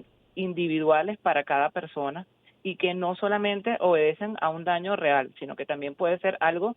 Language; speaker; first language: Spanish; native; Spanish